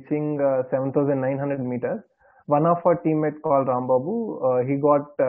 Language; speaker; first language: English; non-native, local second language; Telugu